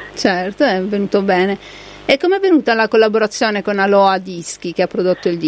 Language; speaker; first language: Italian; native; Italian